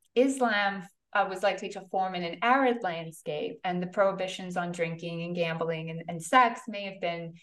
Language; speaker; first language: English; native; English